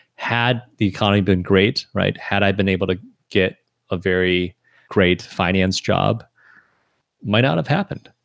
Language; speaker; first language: English; early bilingual, other home language; Chinese